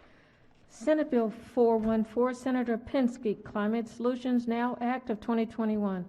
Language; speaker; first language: English; native; English